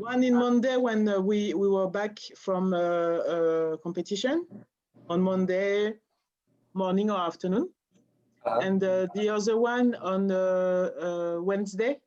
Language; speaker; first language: English; non-native, learner; French